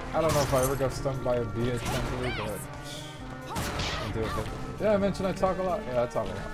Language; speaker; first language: English; native; English